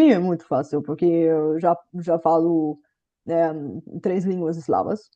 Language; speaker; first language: Portuguese; non-native, fluent; Bulgarian